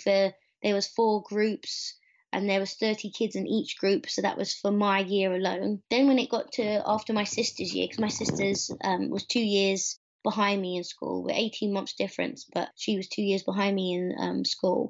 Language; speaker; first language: English; native; English